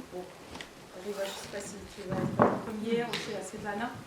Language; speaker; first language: French; non-native, fluent; Russian